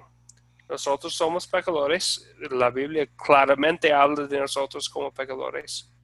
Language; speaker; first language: Spanish; non-native, fluent; English